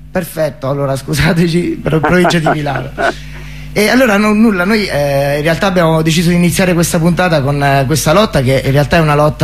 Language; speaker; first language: Italian; native; Italian